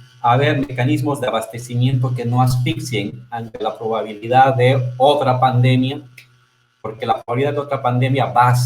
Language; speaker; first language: Spanish; native; Spanish